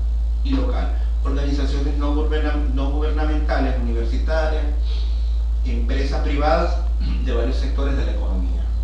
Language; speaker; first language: Spanish; native; Spanish